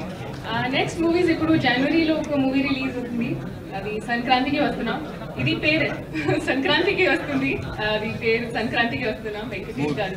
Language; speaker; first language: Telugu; non-native, learner; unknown